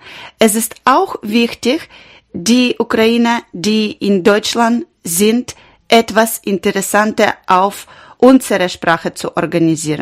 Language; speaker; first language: German; non-native, learner; Ukrainian